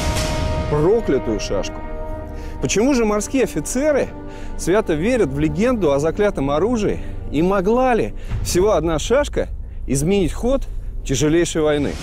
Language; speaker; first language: Russian; native; Russian